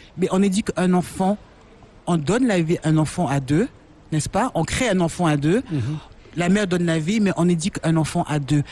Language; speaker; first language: French; non-native, local second language; Lingala